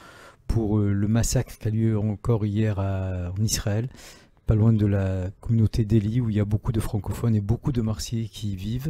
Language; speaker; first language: French; native; French